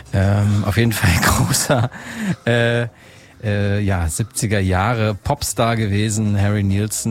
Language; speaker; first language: German; native; German